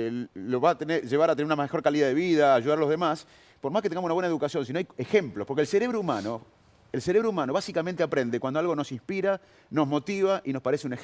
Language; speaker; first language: Spanish; native; Spanish